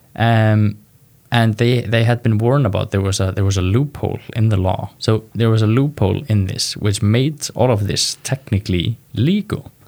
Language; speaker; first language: English; non-native, fluent; Icelandic